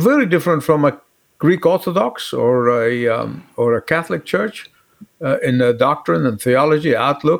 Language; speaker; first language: English; native; English